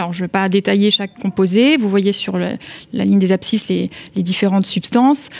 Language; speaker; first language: French; native; French